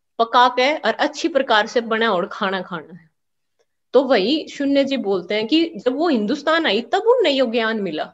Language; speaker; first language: Hindi; native; Hindi